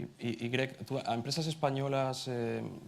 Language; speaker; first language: Spanish; native; Spanish